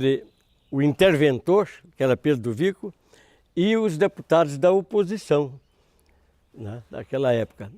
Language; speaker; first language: Portuguese; native; Portuguese